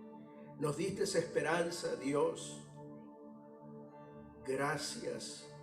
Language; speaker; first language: Spanish; native; Spanish